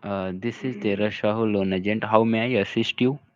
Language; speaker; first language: English; non-native, local second language; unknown